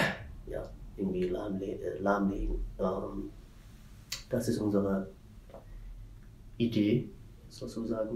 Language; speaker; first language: German; non-native, fluent; Tigrinya